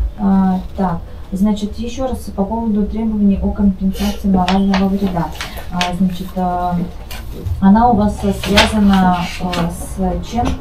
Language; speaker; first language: Russian; native; Russian